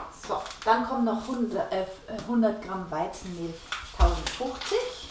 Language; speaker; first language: German; native; German